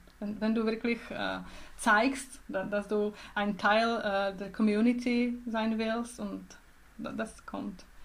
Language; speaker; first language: German; non-native, learner; Czech